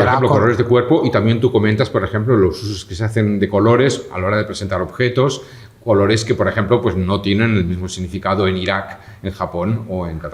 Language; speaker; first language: Spanish; native; Spanish